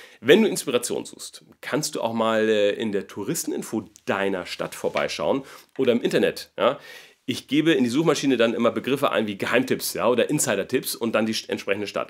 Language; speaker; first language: German; native; German